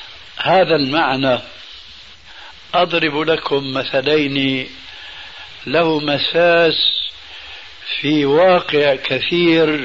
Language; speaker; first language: Arabic; early bilingual, other home language; Albanian